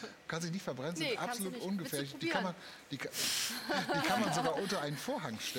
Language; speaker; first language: German; native; German